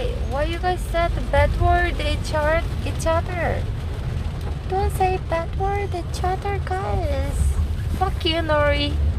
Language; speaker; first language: English; non-native, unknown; Korean